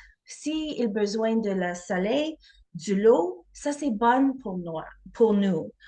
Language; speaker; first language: French; non-native, learner; English